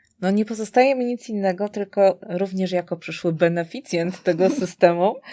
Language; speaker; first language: Polish; native; Polish